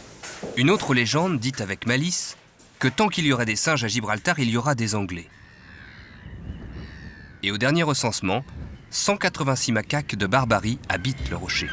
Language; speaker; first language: French; native; French